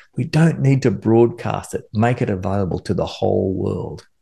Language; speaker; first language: English; native; English